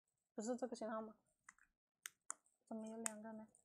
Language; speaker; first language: Spanish; non-native, learner; Chinese